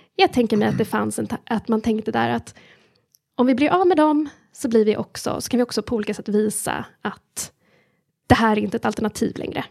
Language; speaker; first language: Swedish; early bilingual, other home language; Amharic